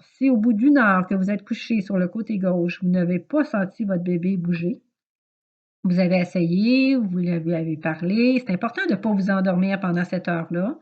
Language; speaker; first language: French; native; French